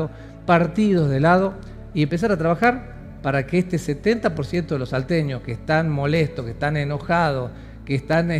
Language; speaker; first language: Spanish; native; Spanish